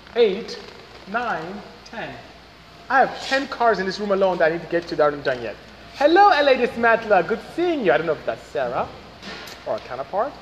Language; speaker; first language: English; non-native, local second language; Igbo